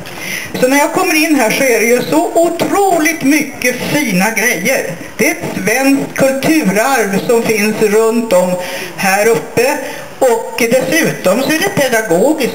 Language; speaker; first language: Swedish; native; Swedish